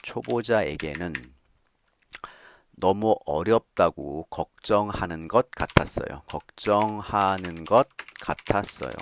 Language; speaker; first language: Korean; native; Korean